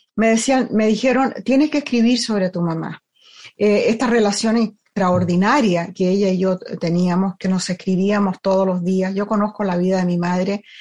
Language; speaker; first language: Spanish; native; Spanish